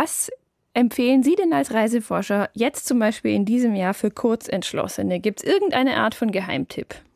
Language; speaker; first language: German; native; German